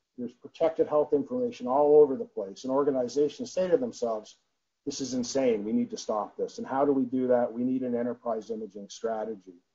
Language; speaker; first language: English; native; English